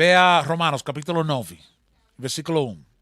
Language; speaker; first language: Spanish; early bilingual, heritage; Spanish